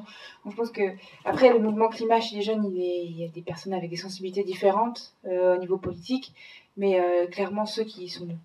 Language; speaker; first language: French; native; French